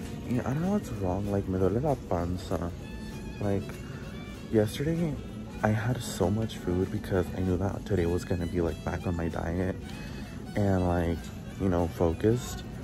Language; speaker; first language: English; early bilingual, other home language; Spanish